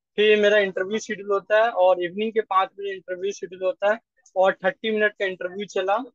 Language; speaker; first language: Hindi; native; Hindi